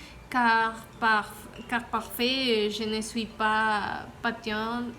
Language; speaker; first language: French; non-native, learner; Spanish